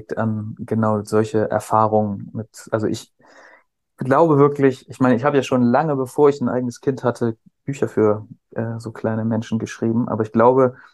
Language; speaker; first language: German; native; German